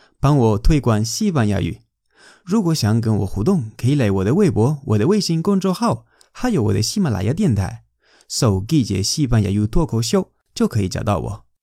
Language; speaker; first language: Chinese; non-native, fluent; Spanish